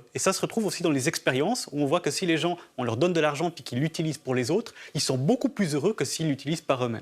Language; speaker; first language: French; native; French